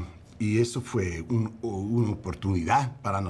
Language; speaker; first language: Spanish; early bilingual, heritage; English